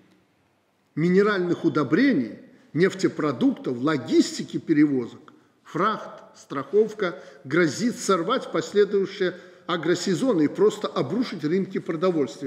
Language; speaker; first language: Russian; native; Russian